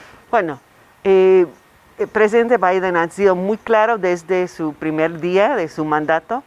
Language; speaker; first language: Spanish; non-native, fluent; English